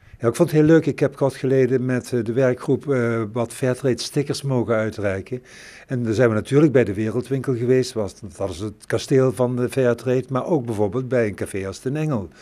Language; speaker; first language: Dutch; native; Dutch